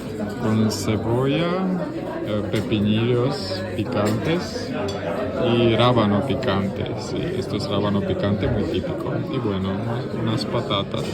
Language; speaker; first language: Spanish; non-native, fluent; German